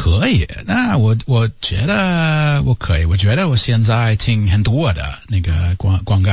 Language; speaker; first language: Chinese; non-native, learner; English